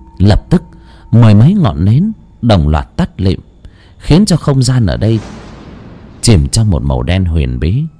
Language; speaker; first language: Vietnamese; non-native, local second language; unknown